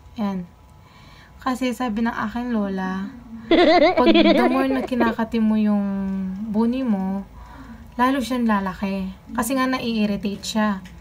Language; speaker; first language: Filipino; non-native, local second language; Pampanga